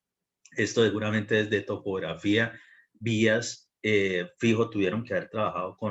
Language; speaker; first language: Spanish; native; Spanish